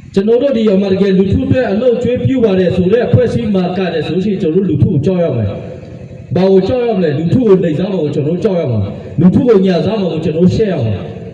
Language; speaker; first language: Burmese; non-native, local second language; Western Kayah